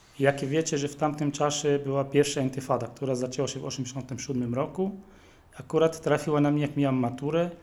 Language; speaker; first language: Polish; non-native, fluent; Arabic